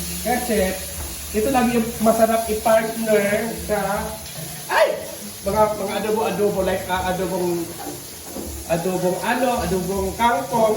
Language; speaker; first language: Filipino; non-native, local second language; Cebuano